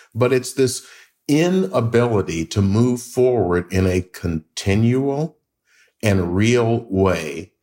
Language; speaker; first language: English; native; English